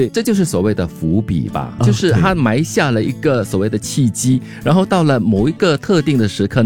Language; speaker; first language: Chinese; native; Chinese